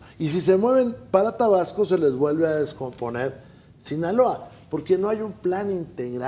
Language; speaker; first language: Spanish; native; Spanish